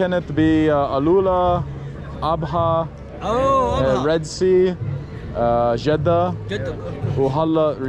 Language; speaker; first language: Arabic; non-native, learner; English